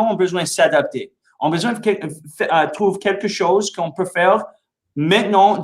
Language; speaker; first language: French; non-native, local second language; English